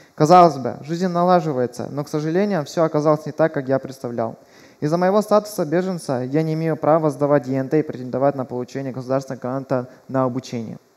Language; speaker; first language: Russian; early bilingual, other home language; Persian